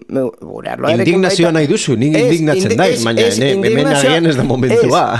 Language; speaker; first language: Basque; non-native, local second language; Spanish